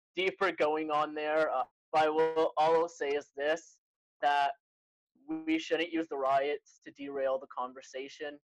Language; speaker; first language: English; native; English